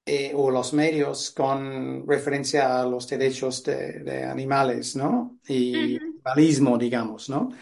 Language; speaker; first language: Spanish; non-native, fluent; English